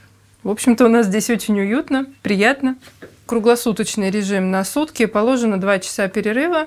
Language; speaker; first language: Russian; native; Russian